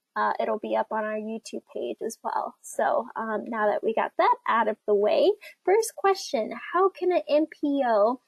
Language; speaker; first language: English; native; English